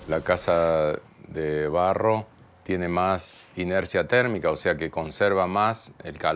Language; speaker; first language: Spanish; native; Spanish